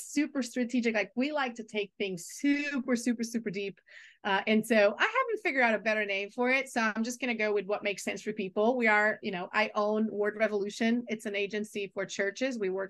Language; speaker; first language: English; non-native, fluent; Portuguese